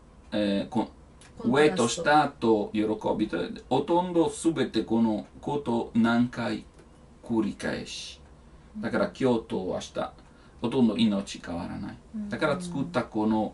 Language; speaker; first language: Japanese; non-native, learner; Italian